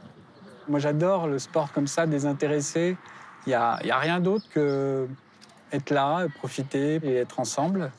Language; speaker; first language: French; native; French